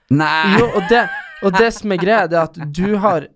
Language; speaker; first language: Norwegian; native; Norwegian